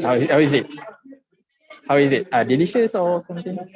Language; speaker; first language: English; non-native, local second language; Malay